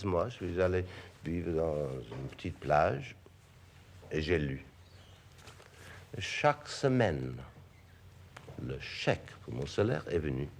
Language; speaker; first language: French; non-native, fluent; English